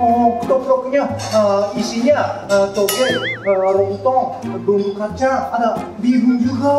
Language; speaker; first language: Indonesian; non-native, learner; Japanese